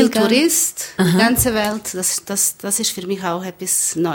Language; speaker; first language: German; non-native, learner; Bosnian